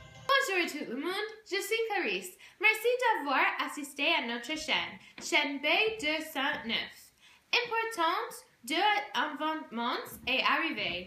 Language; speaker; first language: French; non-native, learner; English